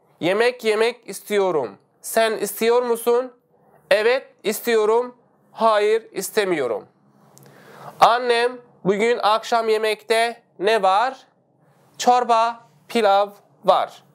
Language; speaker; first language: Turkish; non-native, fluent; Arabic